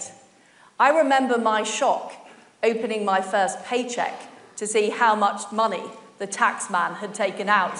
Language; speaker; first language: English; native; English